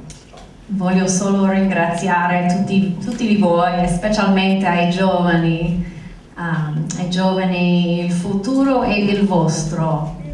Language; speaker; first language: Italian; non-native, fluent; English